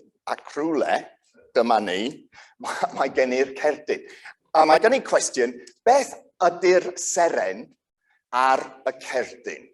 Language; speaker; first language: Welsh; non-native, local second language; English